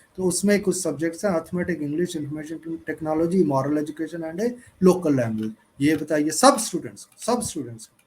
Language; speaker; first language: Hindi; native; Hindi